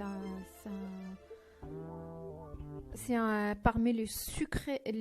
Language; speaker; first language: French; non-native, fluent; Arabic